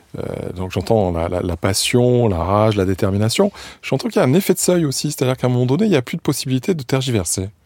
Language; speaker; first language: French; native; French